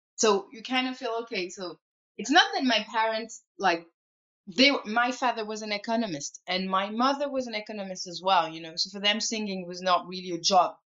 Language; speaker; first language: English; non-native, fluent; French